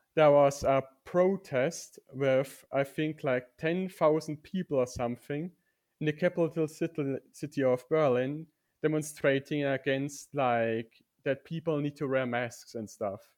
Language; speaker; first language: English; non-native, fluent; German